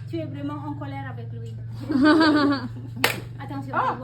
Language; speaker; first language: French; non-native, learner; Indonesian